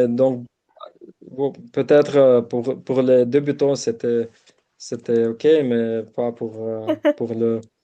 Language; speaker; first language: French; non-native, local second language; Arabic